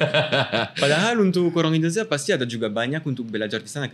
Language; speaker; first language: Indonesian; non-native, fluent; French